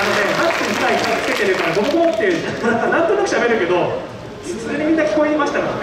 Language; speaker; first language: Japanese; native; Japanese